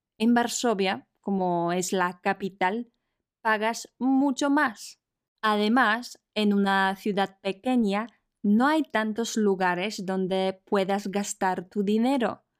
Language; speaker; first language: Spanish; non-native, fluent; Polish